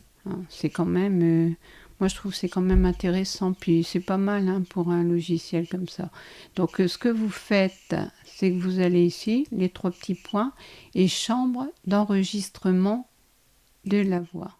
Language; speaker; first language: French; native; French